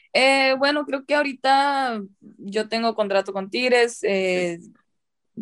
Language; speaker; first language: Spanish; early bilingual, heritage; Spanish